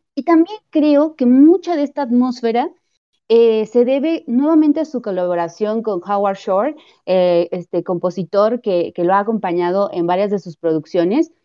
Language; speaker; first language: Spanish; native; Spanish